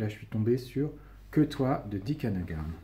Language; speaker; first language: French; native; French